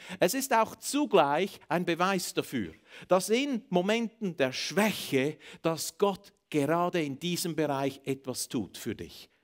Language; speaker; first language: German; native; German